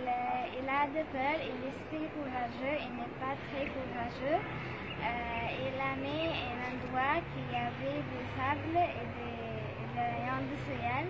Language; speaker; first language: French; non-native, learner; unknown